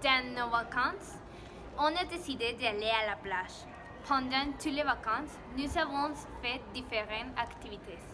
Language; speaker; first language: French; non-native, learner; Spanish